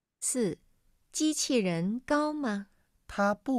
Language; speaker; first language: Chinese; non-native, learner; Vietnamese